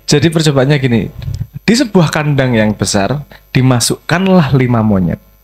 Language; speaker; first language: Indonesian; native; Indonesian